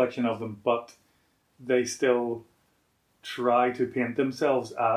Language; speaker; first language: English; native; English